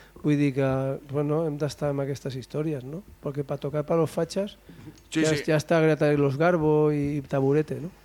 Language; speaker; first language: Catalan; non-native, local second language; Spanish